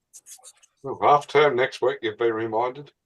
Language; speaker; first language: English; native; English